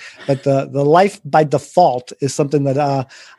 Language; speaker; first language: English; early bilingual, other home language; Spanish